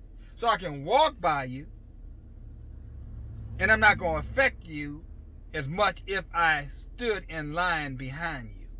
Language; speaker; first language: English; native; English